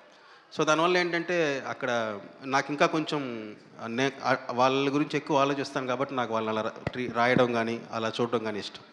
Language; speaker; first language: Telugu; native; Telugu